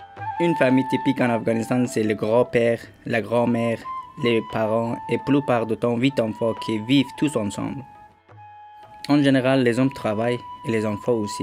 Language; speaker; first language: French; non-native, learner; Persian